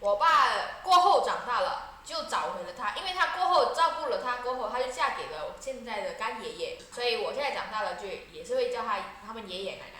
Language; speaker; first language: Chinese; native; Chinese